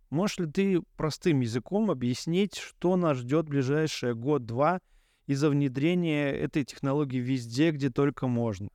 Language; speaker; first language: Russian; native; Russian